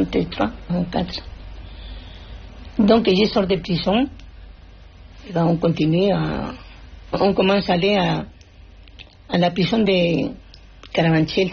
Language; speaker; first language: French; non-native, fluent; Spanish